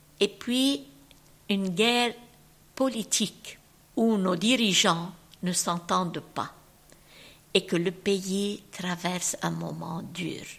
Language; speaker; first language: French; non-native, local second language; Arabic